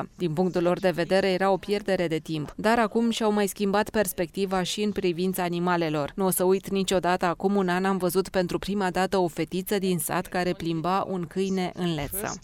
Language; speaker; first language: Romanian; native; Romanian